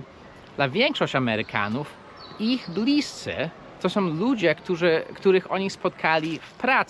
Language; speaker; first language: Polish; non-native, fluent; English